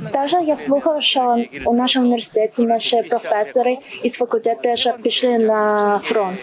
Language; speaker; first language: Ukrainian; non-native, learner; Korean